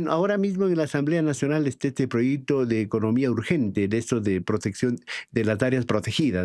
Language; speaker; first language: Spanish; native; Spanish